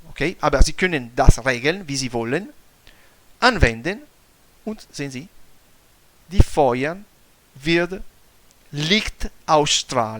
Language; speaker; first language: German; non-native, fluent; Italian